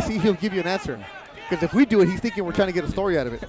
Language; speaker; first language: English; native; English